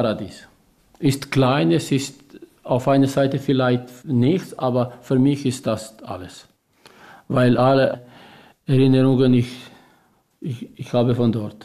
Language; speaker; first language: German; non-native, learner; Albanian